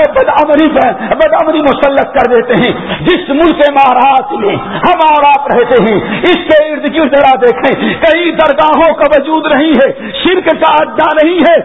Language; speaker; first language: Urdu; native; Urdu